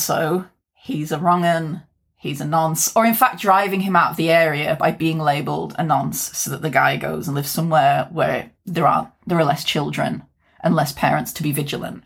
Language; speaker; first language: English; native; English